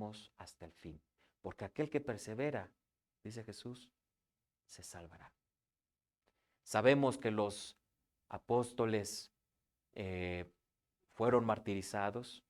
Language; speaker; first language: Spanish; native; Spanish